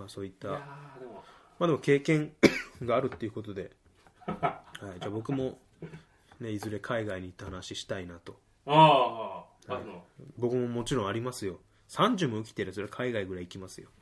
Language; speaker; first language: Japanese; native; Japanese